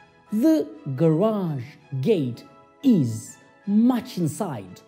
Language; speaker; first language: English; non-native, fluent; Turkish